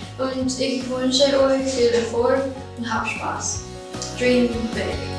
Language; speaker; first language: German; non-native, learner; Korean